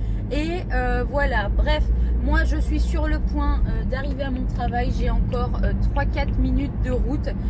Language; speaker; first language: French; native; French